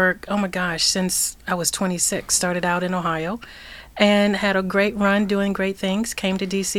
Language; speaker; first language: English; native; English